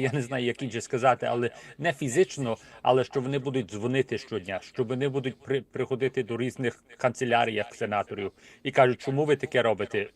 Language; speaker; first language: Ukrainian; early bilingual, heritage; Ukrainian